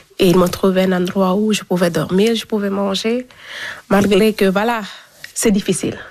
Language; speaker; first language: French; non-native, local second language; Fula